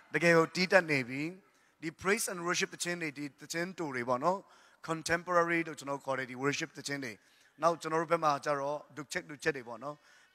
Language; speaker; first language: Burmese; non-native, local second language; Tedim Chin